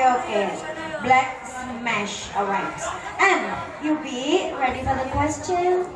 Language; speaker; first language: English; non-native, fluent; Indonesian